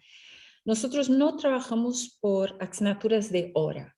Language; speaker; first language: Spanish; non-native, fluent; Portuguese